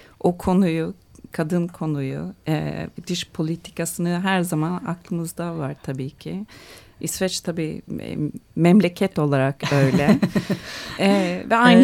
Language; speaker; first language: Turkish; non-native, fluent; Swedish